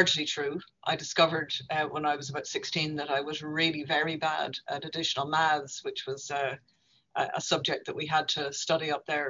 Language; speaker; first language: English; native; English